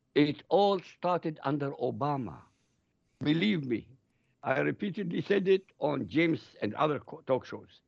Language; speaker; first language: English; non-native, fluent; Arabic